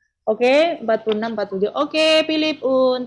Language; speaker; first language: German; non-native, fluent; Indonesian